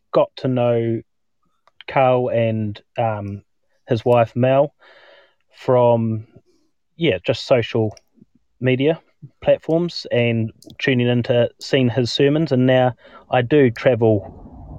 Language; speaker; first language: English; native; English